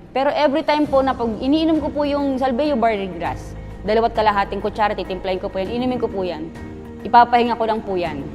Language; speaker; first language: Filipino; native; Filipino